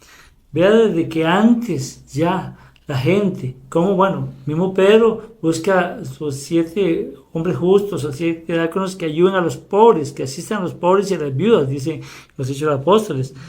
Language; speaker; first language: Spanish; native; Spanish